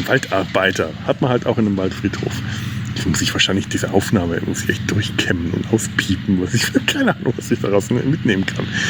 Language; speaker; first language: German; native; German